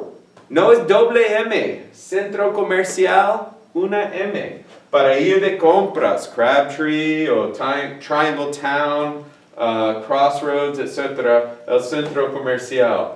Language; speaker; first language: Spanish; non-native, fluent; English